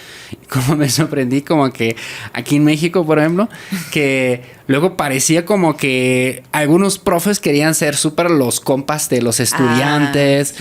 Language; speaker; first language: Spanish; native; Spanish